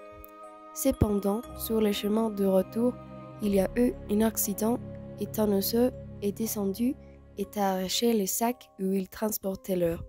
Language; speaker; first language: French; non-native, learner; Spanish